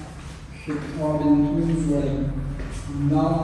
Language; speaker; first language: Vietnamese; non-native, learner; Hindi